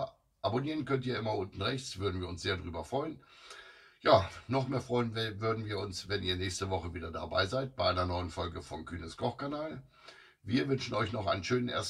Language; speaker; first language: German; native; German